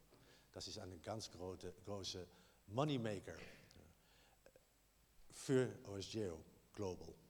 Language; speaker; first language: German; non-native, learner; Dutch